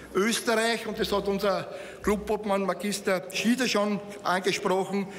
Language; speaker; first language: German; native; German